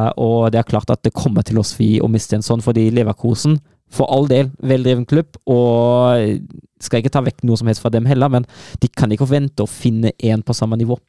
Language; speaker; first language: Norwegian; non-native, fluent; German